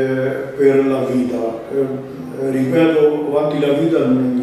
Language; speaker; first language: Italian; non-native, fluent; Punjabi